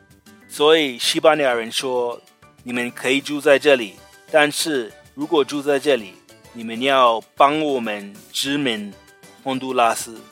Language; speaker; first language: Chinese; non-native, fluent; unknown